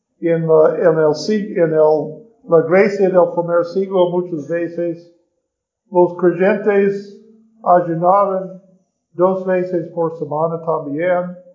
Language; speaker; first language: Spanish; non-native, learner; English